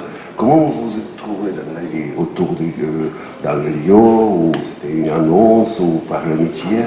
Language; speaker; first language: French; non-native, learner; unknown